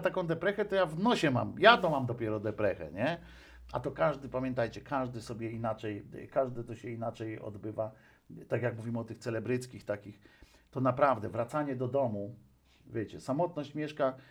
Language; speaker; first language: Polish; native; Polish